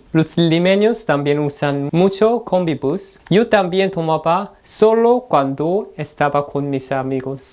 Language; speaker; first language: Spanish; non-native, learner; Korean